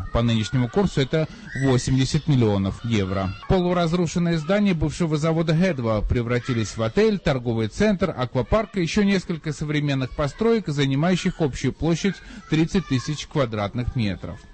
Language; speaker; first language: Russian; native; Russian